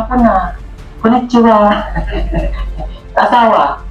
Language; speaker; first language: Filipino; non-native, local second language; Cebuano